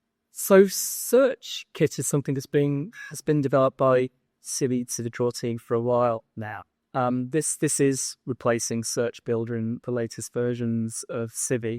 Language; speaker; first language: English; native; English